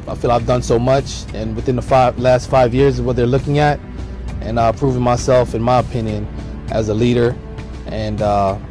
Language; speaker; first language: English; native; English